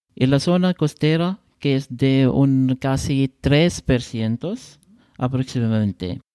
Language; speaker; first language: Spanish; non-native, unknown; Arabic